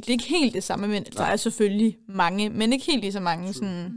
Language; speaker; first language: Danish; native; Danish